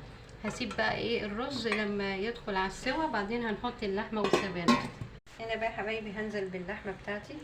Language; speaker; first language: Arabic; native; Arabic